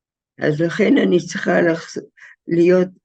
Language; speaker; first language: Hebrew; non-native, fluent; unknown